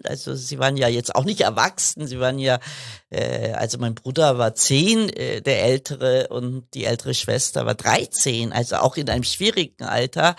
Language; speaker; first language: German; early bilingual, other home language; Kurdish